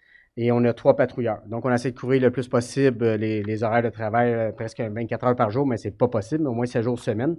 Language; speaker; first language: French; native; French